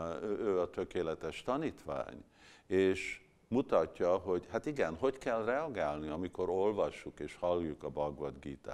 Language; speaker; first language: Hungarian; early bilingual, heritage; Hungarian